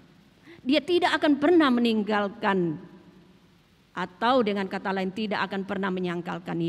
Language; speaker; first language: Indonesian; native; Indonesian